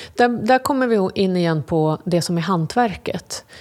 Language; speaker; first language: Swedish; early bilingual, other home language; English